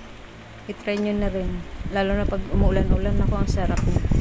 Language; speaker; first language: Filipino; native; Filipino